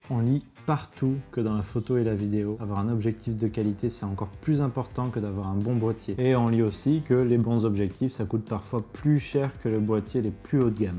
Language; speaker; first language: French; native; French